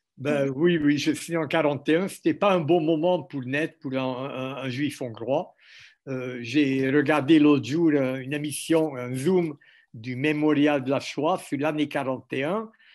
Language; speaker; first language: French; non-native, fluent; Hungarian